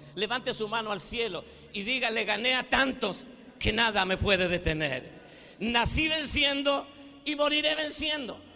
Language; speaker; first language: Spanish; native; Spanish